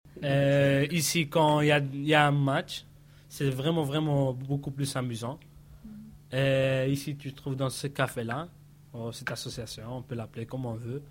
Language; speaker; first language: French; non-native, fluent; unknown